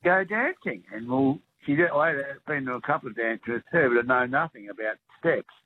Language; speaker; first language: English; native; English